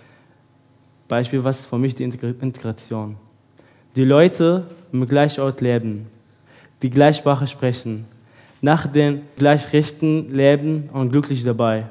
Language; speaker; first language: German; non-native, learner; Arabic